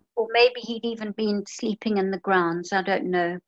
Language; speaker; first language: English; native; English